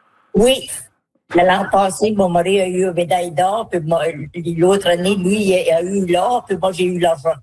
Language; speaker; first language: French; native; French